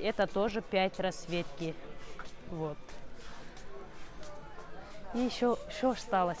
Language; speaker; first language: Russian; non-native, learner; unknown